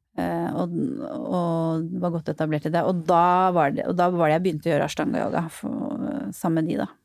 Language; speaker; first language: Norwegian; native; Norwegian